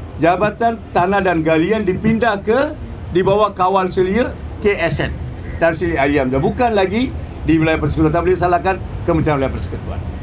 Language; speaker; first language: Malay; non-native, local second language; Tamil